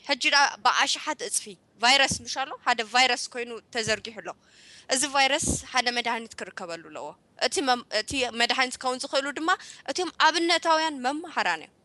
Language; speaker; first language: Tigrinya; early bilingual, heritage; Tigrinya